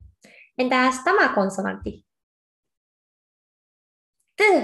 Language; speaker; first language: Finnish; non-native, fluent; Korean